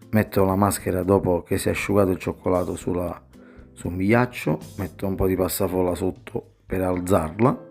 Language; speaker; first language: Italian; native; Italian